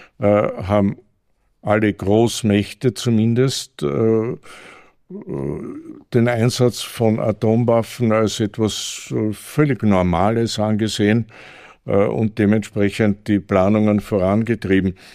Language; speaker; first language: German; native; German